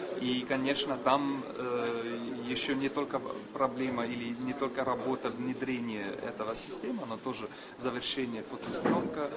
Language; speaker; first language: Russian; non-native, fluent; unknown